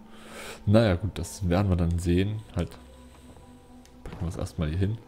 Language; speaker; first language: German; native; German